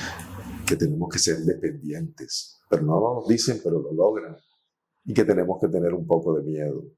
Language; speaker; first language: Spanish; native; Spanish